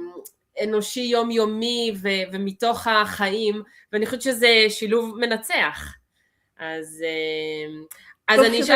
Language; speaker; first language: Hebrew; early bilingual, other home language; Russian